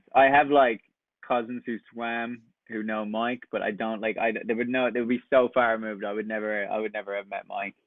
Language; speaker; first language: English; native; English